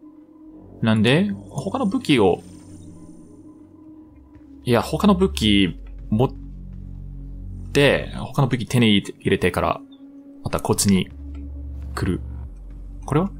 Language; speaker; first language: Japanese; non-native, fluent; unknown